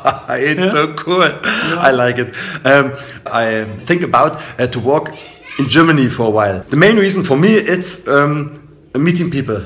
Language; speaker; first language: English; non-native, learner; German